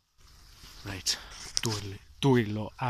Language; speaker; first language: Welsh; non-native, local second language; English